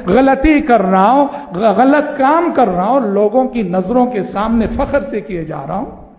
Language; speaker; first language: Urdu; native; Urdu